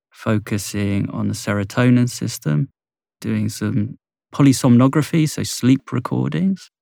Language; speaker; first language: English; native; English